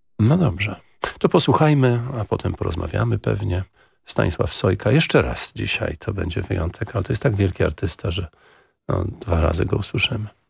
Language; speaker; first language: Polish; native; Polish